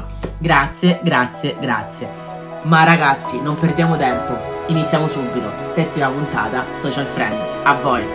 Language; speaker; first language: Italian; native; Italian